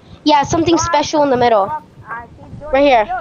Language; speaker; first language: English; native; English